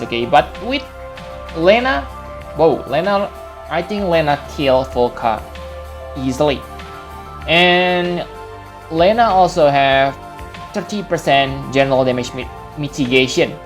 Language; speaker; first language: English; non-native, fluent; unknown